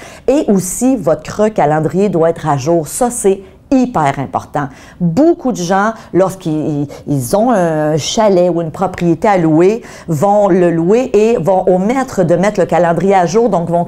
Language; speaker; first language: French; native; French